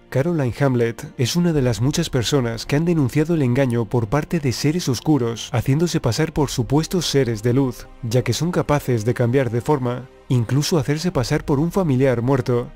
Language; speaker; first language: Spanish; native; Spanish